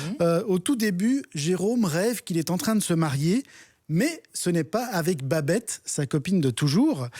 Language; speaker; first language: French; native; French